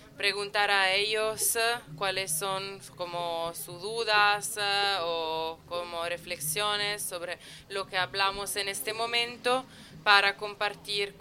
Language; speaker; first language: Spanish; non-native, fluent; Italian